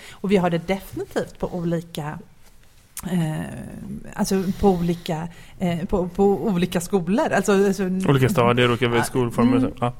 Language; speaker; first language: Swedish; native; Swedish